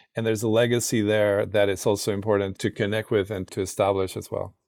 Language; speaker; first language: English; non-native, fluent; Spanish